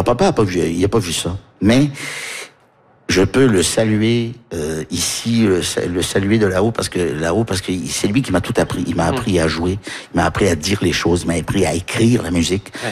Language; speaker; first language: French; early bilingual, heritage; French